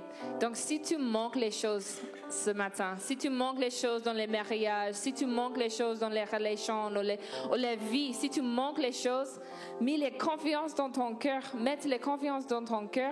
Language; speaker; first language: French; non-native, learner; English